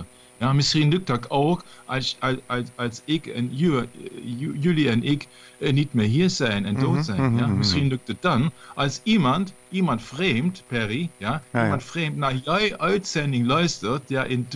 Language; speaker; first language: Dutch; non-native, learner; German